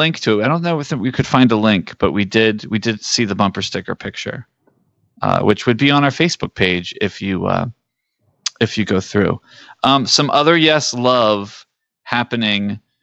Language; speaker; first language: English; native; English